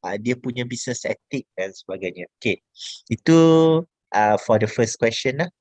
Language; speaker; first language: Malay; native; Malay